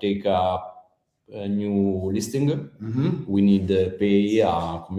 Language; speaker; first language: English; non-native, learner; Italian